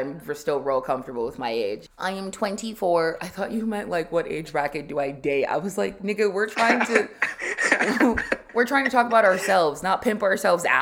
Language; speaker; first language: English; native; English